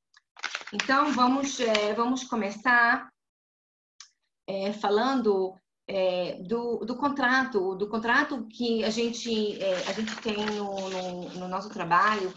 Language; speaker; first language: Portuguese; non-native, fluent; Hebrew